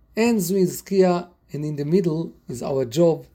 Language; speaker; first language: English; non-native, fluent; Hebrew